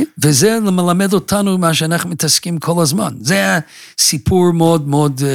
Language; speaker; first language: Hebrew; non-native, fluent; English